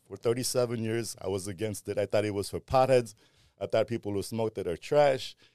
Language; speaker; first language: English; early bilingual, other home language; Armenian